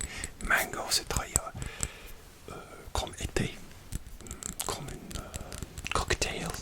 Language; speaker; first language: French; non-native, learner; English